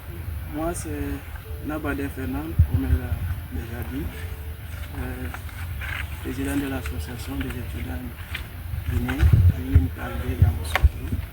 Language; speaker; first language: French; non-native, fluent; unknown